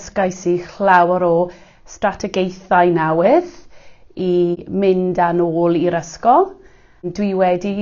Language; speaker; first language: Welsh; non-native, local second language; English